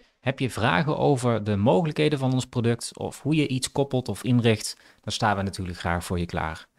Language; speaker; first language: Dutch; native; Dutch